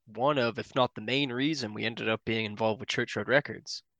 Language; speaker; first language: English; native; English